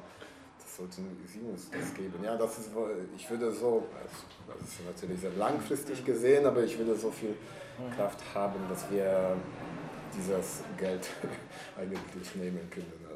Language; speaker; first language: German; non-native, learner; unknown